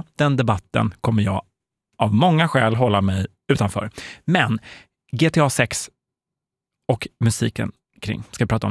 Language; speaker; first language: Swedish; native; Swedish